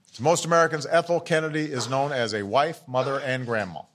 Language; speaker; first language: English; native; English